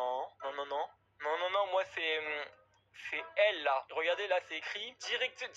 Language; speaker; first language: French; native; French